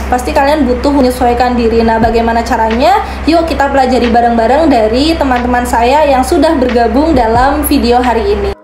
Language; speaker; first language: Indonesian; native; Indonesian